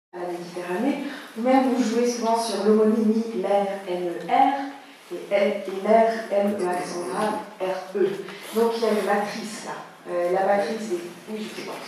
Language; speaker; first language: French; native; French